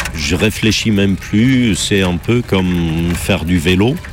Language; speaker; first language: French; non-native, fluent; German